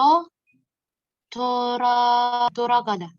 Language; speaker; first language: Korean; non-native, learner; Indonesian